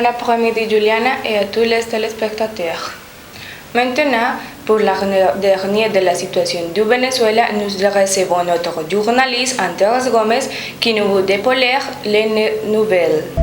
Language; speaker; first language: French; non-native, learner; Spanish